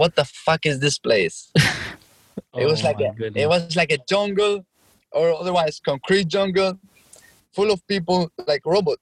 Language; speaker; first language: English; non-native, fluent; Albanian